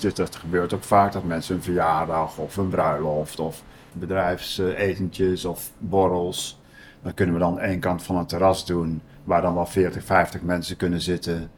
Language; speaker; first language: Dutch; native; Dutch